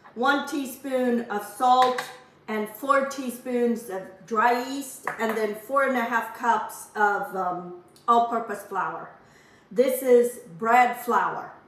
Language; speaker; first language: English; non-native, fluent; Portuguese